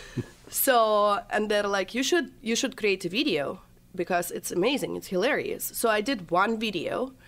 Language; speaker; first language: English; non-native, fluent; Russian